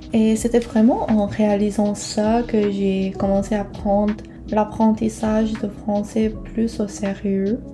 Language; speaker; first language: French; non-native, fluent; Korean